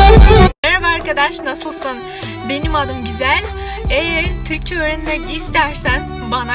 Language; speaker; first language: Turkish; non-native, fluent; Kazakh